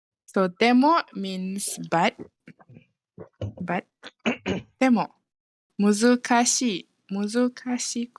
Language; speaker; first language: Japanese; non-native, fluent; Malay